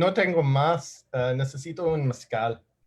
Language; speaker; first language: Spanish; non-native, learner; English